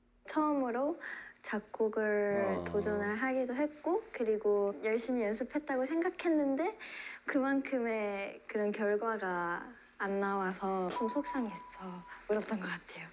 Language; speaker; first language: Korean; non-native, fluent; Japanese